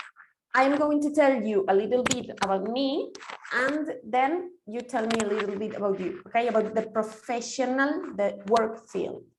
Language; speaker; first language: English; non-native, fluent; Spanish